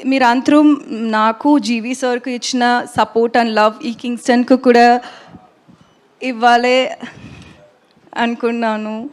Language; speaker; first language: Telugu; non-native, local second language; Tamil